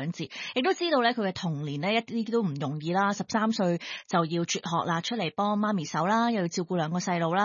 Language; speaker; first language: Cantonese; native; Cantonese